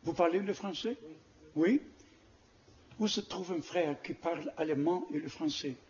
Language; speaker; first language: French; non-native, learner; German